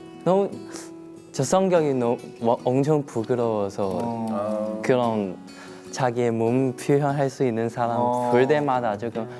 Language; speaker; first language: Korean; non-native, fluent; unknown